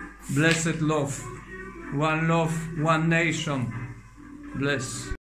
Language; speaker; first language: English; non-native, learner; Polish